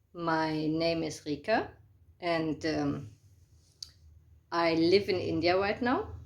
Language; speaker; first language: English; non-native, fluent; German